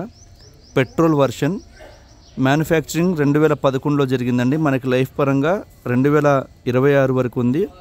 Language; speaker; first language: Telugu; native; Telugu